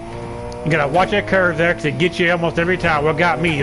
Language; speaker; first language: English; native; English